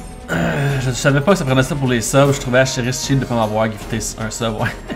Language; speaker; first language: French; native; French